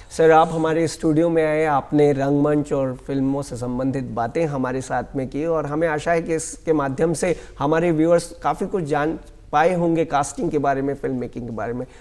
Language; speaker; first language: Hindi; native; Hindi